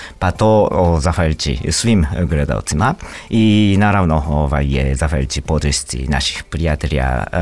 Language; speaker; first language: Serbian; non-native, fluent; Japanese